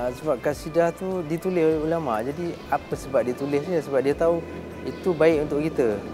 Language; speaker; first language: Malay; native; Malay